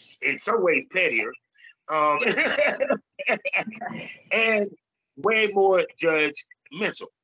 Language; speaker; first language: English; native; English